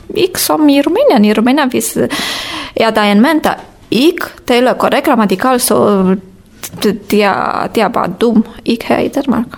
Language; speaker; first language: Danish; non-native, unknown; Romanian